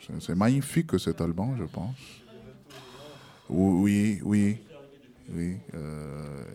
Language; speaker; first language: French; non-native, learner; Portuguese